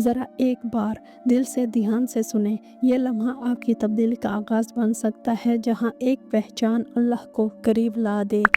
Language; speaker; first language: Hindi; native; Hindi